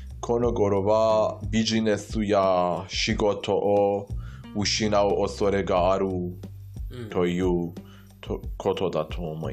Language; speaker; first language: Japanese; non-native, fluent; Persian